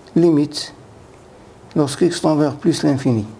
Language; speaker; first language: French; non-native, local second language; Arabic